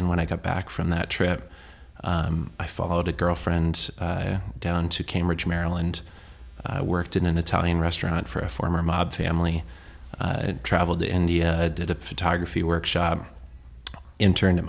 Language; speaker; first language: English; native; English